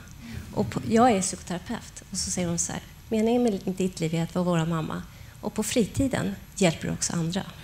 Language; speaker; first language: Swedish; native; Swedish